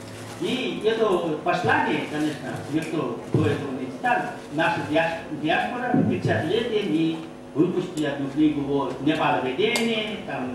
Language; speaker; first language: Russian; non-native, fluent; Nepali